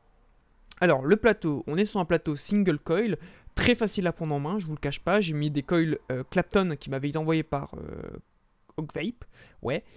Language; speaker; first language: French; native; French